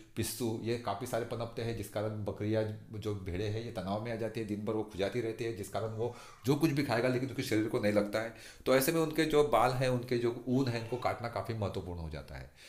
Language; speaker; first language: Hindi; non-native, local second language; Marathi